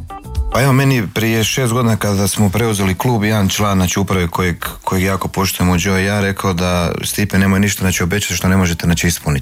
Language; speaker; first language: Croatian; native; Croatian